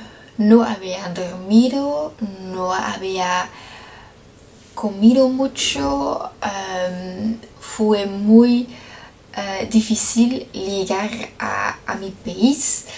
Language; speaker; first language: Spanish; non-native, learner; Dutch